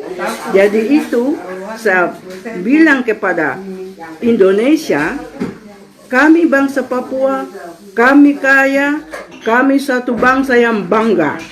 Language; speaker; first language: Indonesian; non-native, local second language; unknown